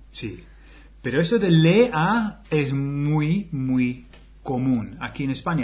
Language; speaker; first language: Spanish; non-native, fluent; English